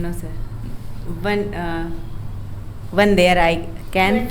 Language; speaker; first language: English; non-native, learner; Hindi